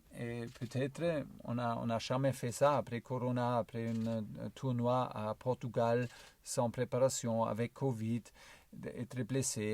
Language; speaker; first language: French; non-native, learner; German